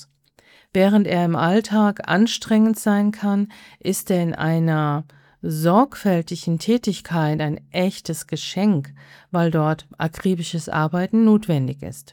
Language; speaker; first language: German; native; German